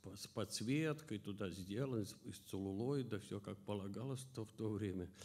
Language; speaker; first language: Russian; native; Russian